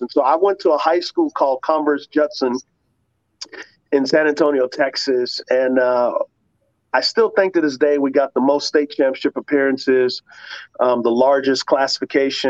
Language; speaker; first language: English; native; English